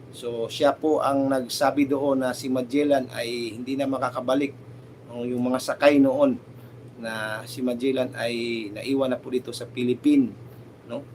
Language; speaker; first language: Filipino; native; Filipino